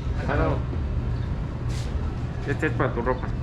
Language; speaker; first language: Spanish; native; Spanish